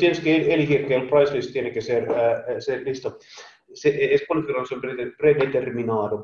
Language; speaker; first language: Spanish; non-native, learner; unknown